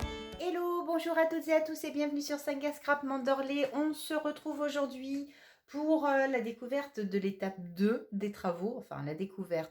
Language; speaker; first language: French; native; French